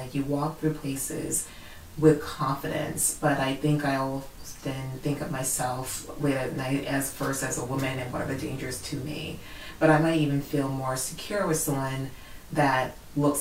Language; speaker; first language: English; native; English